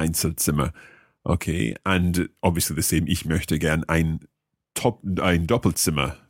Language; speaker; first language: German; non-native, learner; English